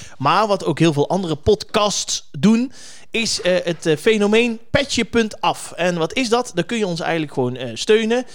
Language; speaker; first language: Dutch; native; Dutch